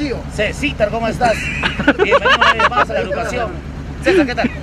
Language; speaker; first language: Spanish; native; Spanish